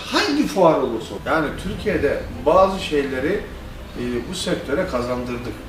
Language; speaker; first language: Turkish; native; Turkish